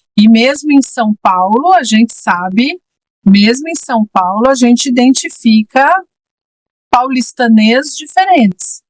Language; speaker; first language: Portuguese; native; Portuguese